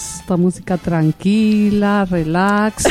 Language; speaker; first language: Spanish; native; Spanish